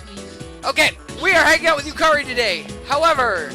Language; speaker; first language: English; native; English